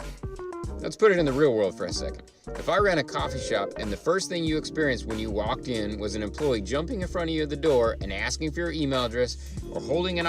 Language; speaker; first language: English; native; English